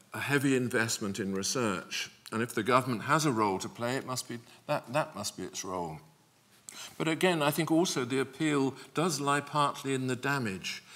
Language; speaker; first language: English; native; English